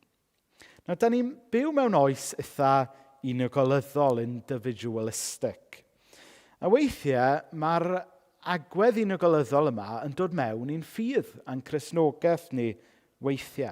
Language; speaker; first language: Welsh; native; Welsh